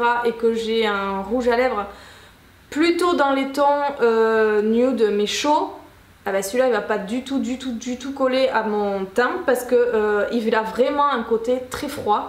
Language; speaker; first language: French; native; French